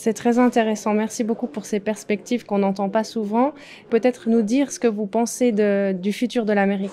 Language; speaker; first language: French; native; French